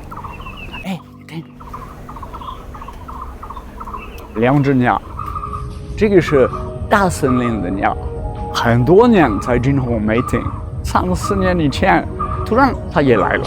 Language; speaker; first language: Chinese; non-native, fluent; French